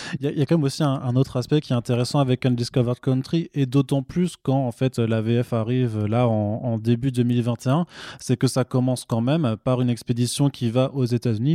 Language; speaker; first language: French; native; French